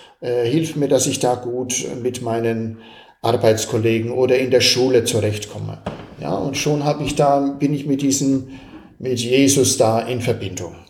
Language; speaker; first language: German; native; German